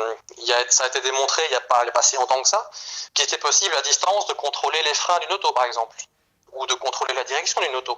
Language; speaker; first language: French; native; French